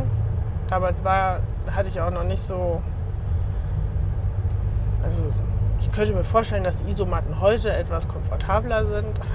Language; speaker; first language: German; native; German